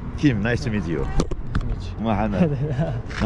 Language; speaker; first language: English; non-native, learner; Arabic